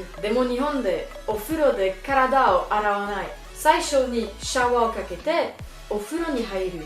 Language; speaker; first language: Japanese; non-native, learner; French